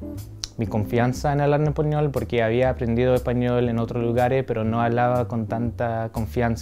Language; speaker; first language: Spanish; non-native, fluent; English